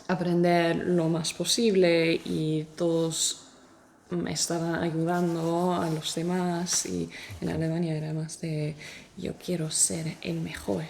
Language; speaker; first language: Spanish; non-native, fluent; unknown